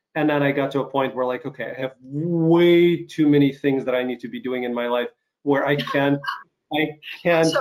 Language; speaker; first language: English; non-native, fluent; Ukrainian